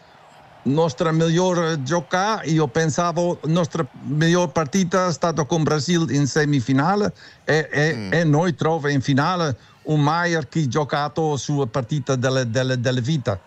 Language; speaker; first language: Italian; non-native, learner; Dutch